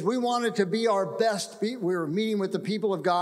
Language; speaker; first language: English; native; English